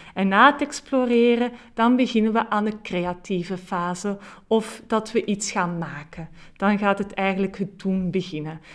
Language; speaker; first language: Dutch; native; Dutch